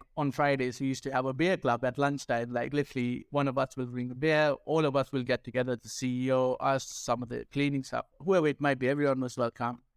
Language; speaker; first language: English; non-native, local second language; Sinhala